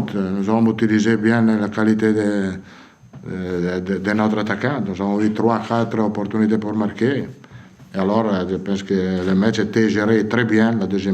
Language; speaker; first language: French; non-native, fluent; Italian